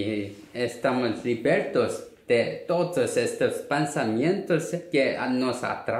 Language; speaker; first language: Spanish; non-native, learner; Korean